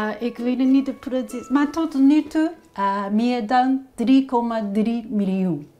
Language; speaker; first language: Dutch; non-native, learner; Chinese